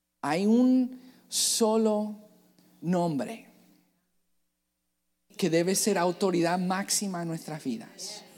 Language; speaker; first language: Spanish; native; Spanish